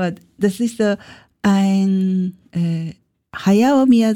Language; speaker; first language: German; non-native, learner; Japanese